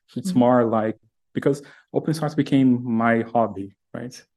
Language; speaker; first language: English; non-native, fluent; Portuguese